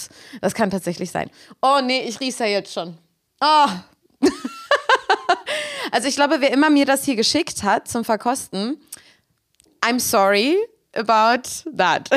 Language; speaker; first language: German; native; German